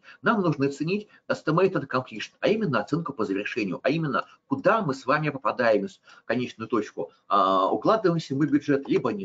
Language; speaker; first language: Russian; native; Russian